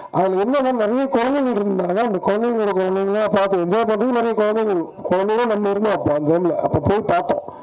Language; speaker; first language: Tamil; native; Tamil